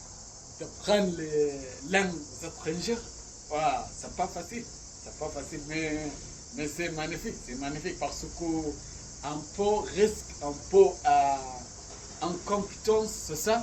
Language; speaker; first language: French; non-native, learner; Arabic